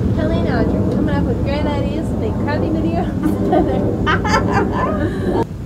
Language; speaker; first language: English; native; English